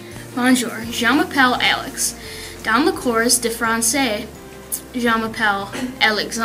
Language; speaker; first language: French; non-native, learner; English